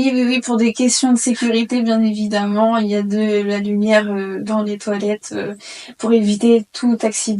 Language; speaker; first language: French; native; French